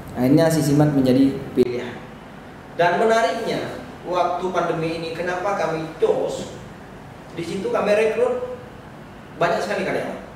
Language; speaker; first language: Indonesian; non-native, local second language; Madurese